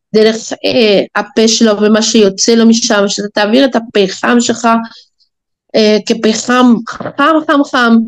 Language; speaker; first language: Hebrew; non-native, fluent; Spanish